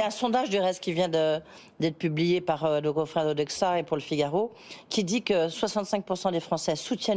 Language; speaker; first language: French; native; French